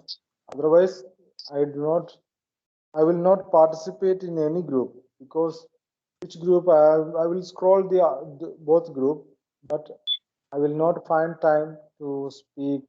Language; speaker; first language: English; non-native, learner; Malayalam